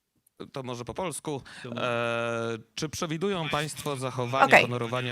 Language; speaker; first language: Polish; native; Polish